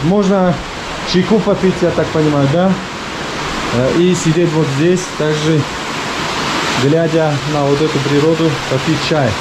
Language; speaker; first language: Russian; non-native, local second language; Tajik